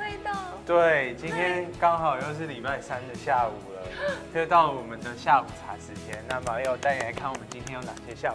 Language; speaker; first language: Chinese; native; Chinese